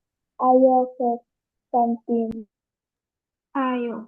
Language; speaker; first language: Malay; non-native, learner; Filipino